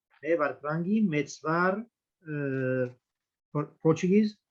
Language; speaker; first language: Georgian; non-native, learner; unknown